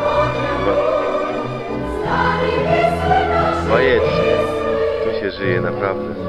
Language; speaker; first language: Polish; native; Polish